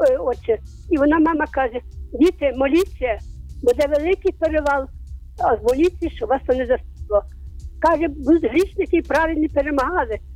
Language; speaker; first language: Ukrainian; native; Ukrainian